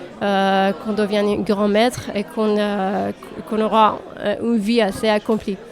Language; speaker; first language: French; non-native, fluent; Persian